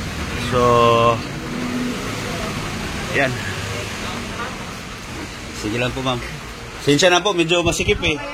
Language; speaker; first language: Filipino; native; Filipino